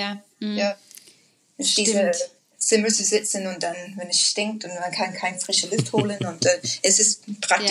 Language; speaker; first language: German; non-native, learner; English